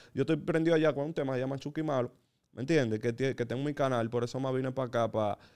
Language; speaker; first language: Spanish; native; Spanish